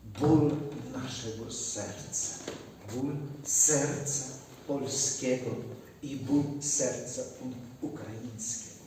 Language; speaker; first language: Polish; non-native, learner; Ukrainian